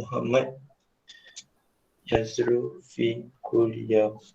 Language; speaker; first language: Arabic; non-native, learner; Malay